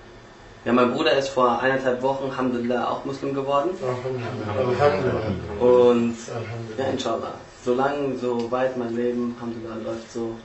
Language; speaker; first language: German; early bilingual, other home language; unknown